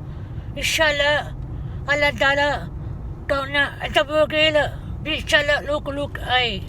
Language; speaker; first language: Hindi; non-native, learner; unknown